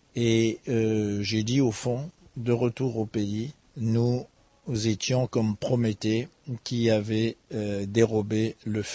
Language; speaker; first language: French; non-native, local second language; Lingala